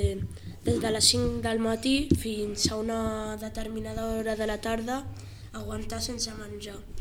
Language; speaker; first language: Catalan; early bilingual, other home language; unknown